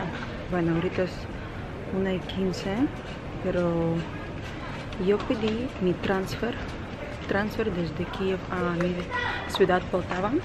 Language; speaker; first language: Spanish; non-native, fluent; Ukrainian